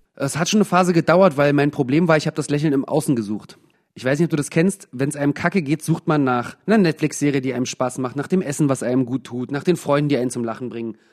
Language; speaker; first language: German; native; German